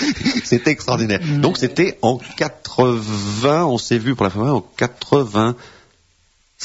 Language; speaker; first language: French; native; French